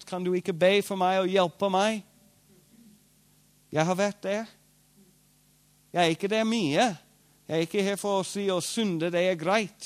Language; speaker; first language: Norwegian; non-native, fluent; English